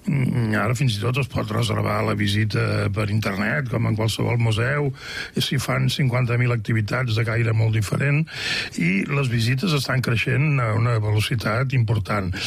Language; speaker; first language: Catalan; native; Catalan